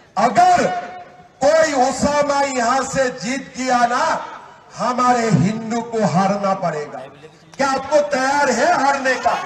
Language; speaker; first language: Hindi; non-native, local second language; Assamese